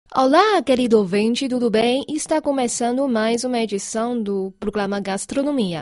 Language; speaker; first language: Portuguese; non-native, fluent; Chinese